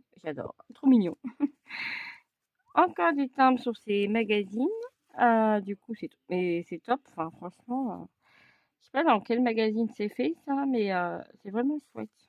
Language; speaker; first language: French; native; French